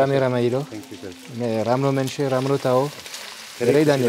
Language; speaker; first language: Nepali; non-native, learner; French